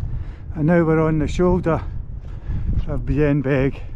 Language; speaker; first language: English; native; English